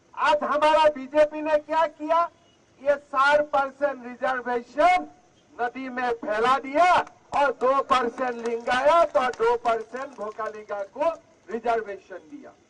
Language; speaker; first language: Hindi; non-native, local second language; Assamese